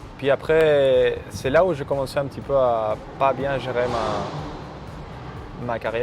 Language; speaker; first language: French; native; French